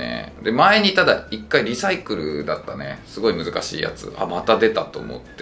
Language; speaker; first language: Japanese; native; Japanese